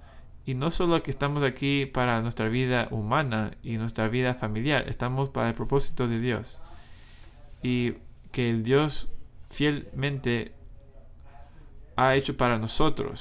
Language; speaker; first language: Spanish; non-native, fluent; English